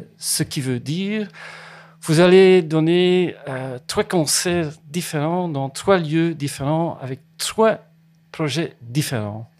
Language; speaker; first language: French; native; French